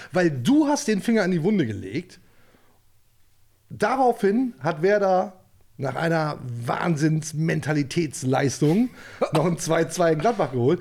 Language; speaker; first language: German; native; German